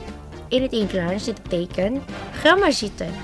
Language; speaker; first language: Dutch; non-native, learner; Indonesian